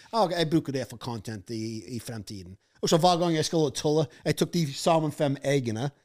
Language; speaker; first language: Norwegian; non-native, fluent; English